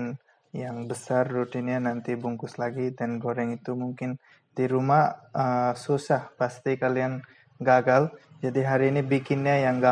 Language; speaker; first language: Indonesian; non-native, fluent; Bangla